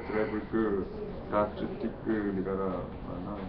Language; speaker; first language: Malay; non-native, learner; Korean